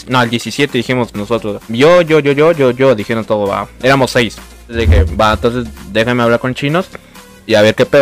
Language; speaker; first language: Spanish; native; Spanish